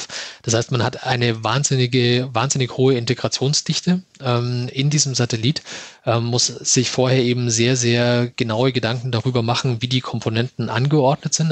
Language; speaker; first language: German; native; German